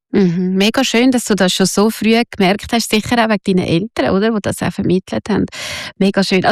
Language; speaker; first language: German; native; German